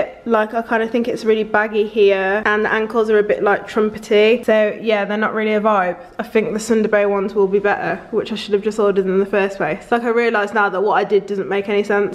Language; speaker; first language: English; native; English